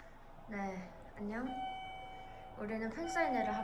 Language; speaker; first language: Korean; native; Korean